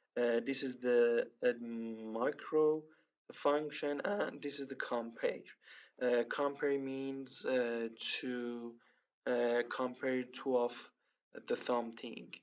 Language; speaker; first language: English; non-native, learner; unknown